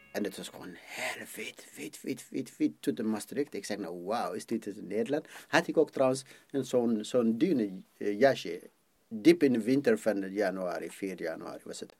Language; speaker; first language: Dutch; non-native, fluent; Amharic